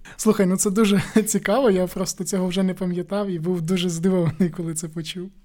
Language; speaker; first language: Ukrainian; native; Ukrainian